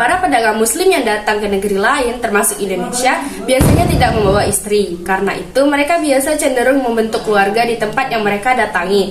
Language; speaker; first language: Indonesian; native; Indonesian